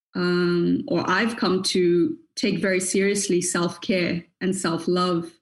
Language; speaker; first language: English; native; English